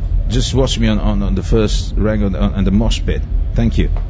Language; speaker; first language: English; non-native, fluent; Bulgarian